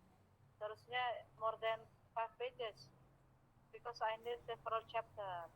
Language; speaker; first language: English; non-native, fluent; Indonesian